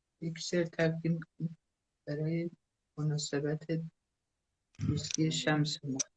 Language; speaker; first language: Persian; native; Persian